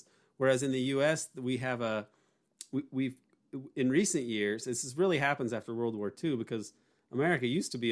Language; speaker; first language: English; native; English